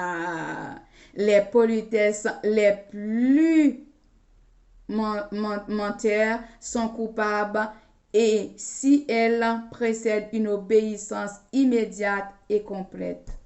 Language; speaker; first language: French; non-native, local second language; Haitian Creole